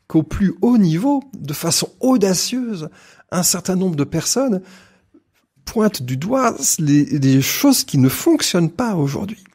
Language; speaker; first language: French; native; French